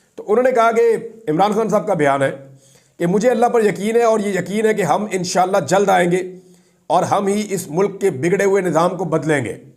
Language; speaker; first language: Urdu; non-native, local second language; Punjabi